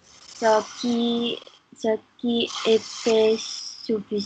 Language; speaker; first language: French; non-native, learner; English